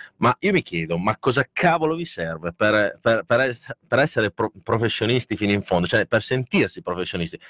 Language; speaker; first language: Italian; non-native, fluent; Spanish